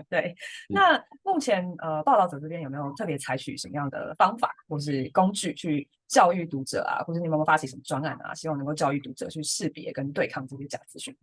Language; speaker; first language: Chinese; native; Chinese